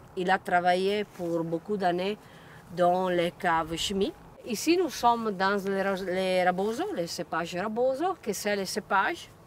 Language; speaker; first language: French; non-native, learner; Italian